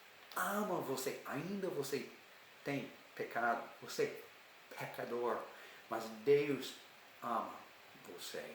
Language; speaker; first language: Portuguese; non-native, learner; English